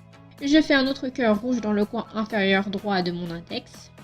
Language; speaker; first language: French; native; French